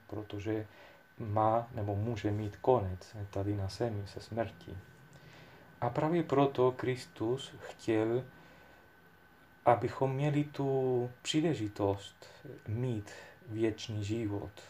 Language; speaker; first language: Czech; non-native, fluent; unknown